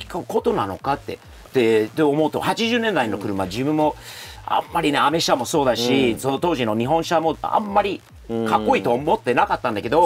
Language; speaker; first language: Japanese; non-native, fluent; English